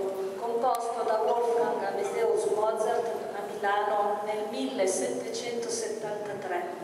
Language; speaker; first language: Italian; native; Italian